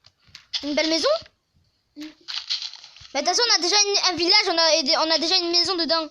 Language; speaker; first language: French; native; French